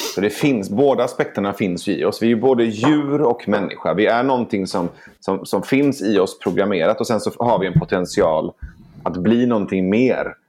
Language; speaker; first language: Swedish; early bilingual, other home language; Persian